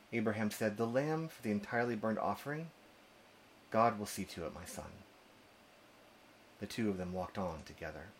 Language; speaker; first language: English; native; English